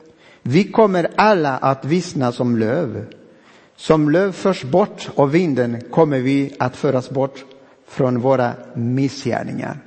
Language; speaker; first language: Swedish; non-native, fluent; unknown